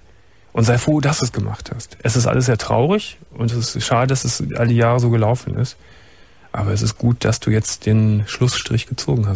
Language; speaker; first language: German; native; German